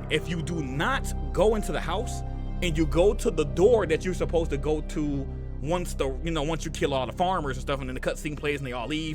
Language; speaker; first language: English; native; English